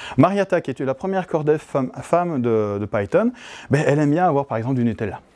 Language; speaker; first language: French; native; French